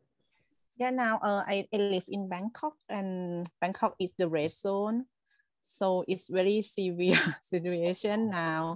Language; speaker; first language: English; non-native, learner; Thai